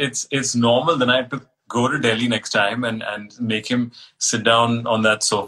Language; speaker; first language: English; non-native, local second language; Hindi